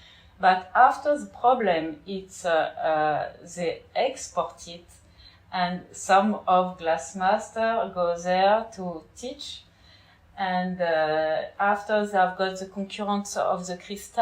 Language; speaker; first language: English; non-native, learner; French